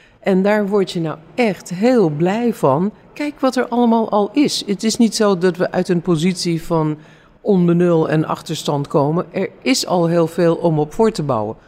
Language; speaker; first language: Dutch; non-native, fluent; English